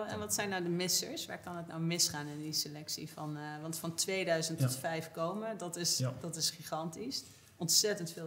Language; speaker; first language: Dutch; native; Dutch